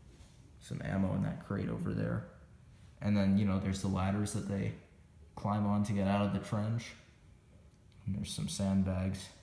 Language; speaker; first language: English; native; English